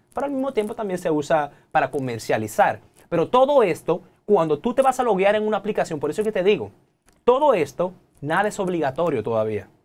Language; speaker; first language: Spanish; native; Spanish